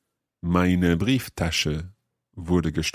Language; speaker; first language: German; non-native, learner; English